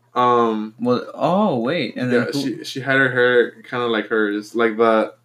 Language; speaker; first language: English; non-native, fluent; Spanish